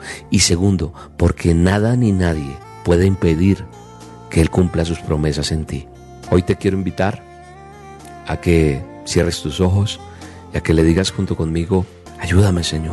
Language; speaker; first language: Spanish; native; Spanish